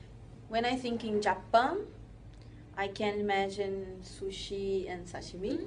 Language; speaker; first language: English; non-native, learner; Portuguese